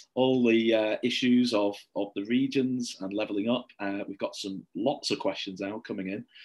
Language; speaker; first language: English; native; English